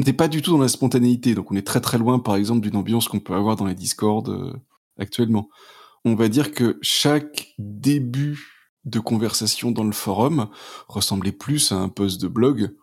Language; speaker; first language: French; native; French